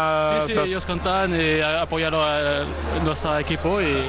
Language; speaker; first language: Spanish; non-native, fluent; French